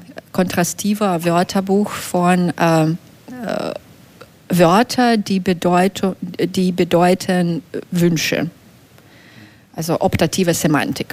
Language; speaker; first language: German; non-native, fluent; Belarusian